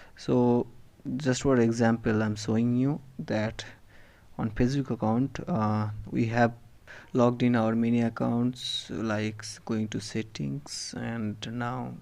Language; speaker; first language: English; non-native, local second language; Hindi